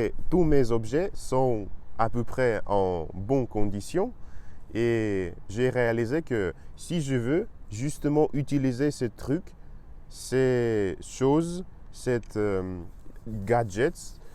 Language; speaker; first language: French; non-native, learner; Russian